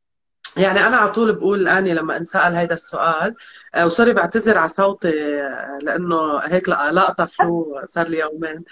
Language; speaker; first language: Arabic; native; Arabic